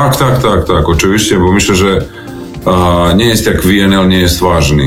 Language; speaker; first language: Polish; non-native, learner; Serbian